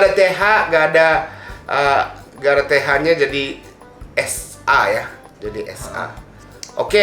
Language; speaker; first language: Indonesian; non-native, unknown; Japanese